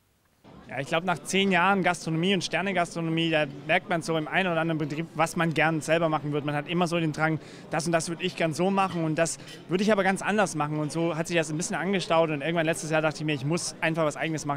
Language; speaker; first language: German; native; German